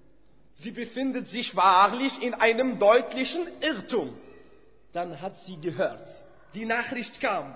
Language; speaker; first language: German; non-native, fluent; Arabic